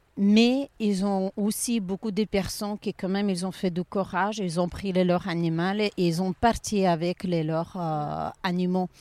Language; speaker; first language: French; non-native, learner; Ukrainian